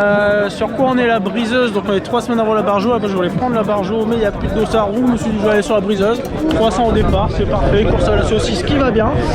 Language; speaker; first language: French; native; French